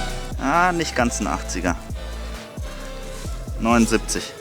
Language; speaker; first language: German; native; German